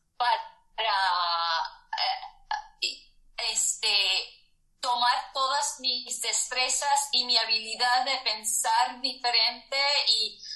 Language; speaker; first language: Spanish; early bilingual, heritage; Spanish